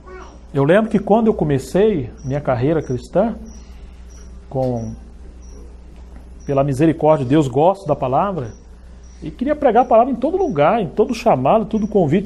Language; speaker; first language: Portuguese; native; Portuguese